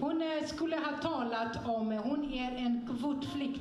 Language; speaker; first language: Swedish; non-native, fluent; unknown